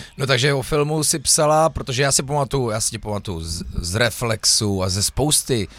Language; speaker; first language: Czech; native; Czech